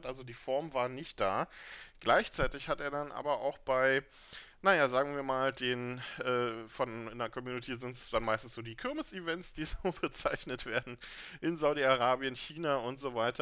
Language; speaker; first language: German; native; German